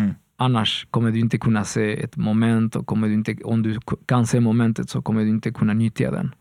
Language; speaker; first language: Swedish; non-native, fluent; Spanish